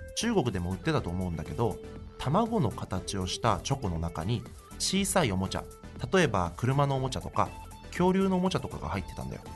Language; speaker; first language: Japanese; native; Japanese